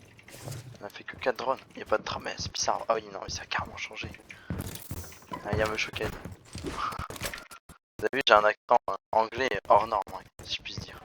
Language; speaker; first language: French; native; French